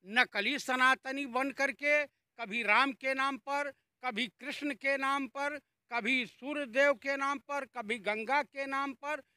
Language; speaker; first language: Hindi; native; Hindi